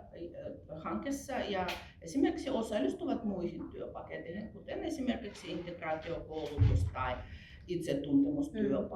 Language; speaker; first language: Finnish; non-native, fluent; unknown